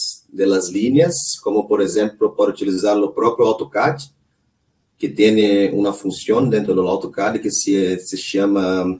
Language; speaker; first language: Spanish; non-native, learner; Portuguese